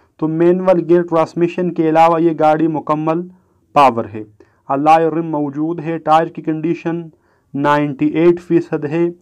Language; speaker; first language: Urdu; non-native, local second language; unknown